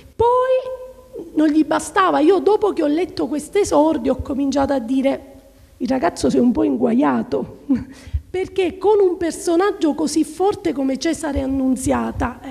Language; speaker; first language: Italian; native; Italian